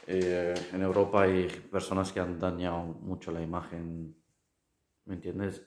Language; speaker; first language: Spanish; non-native, fluent; Arabic